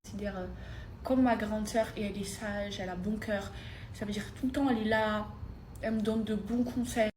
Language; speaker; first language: French; native; French